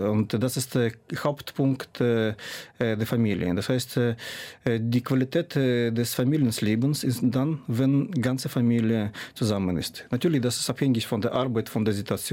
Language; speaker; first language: German; non-native, fluent; Russian